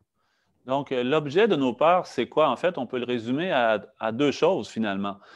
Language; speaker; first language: French; native; French